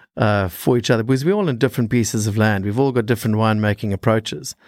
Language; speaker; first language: English; native; English